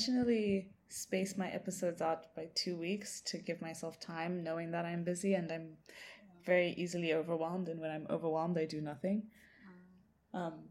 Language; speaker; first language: English; non-native, local second language; Tswana